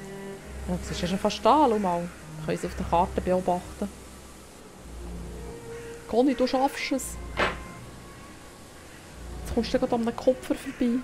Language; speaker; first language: German; native; German